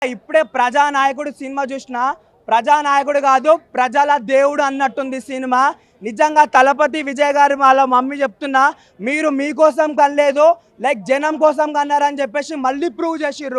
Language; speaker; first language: Telugu; native; Telugu